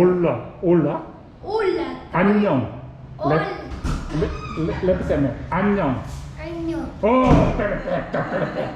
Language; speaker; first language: Spanish; non-native, learner; Korean